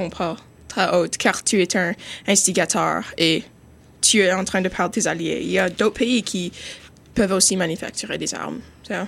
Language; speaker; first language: French; non-native, learner; English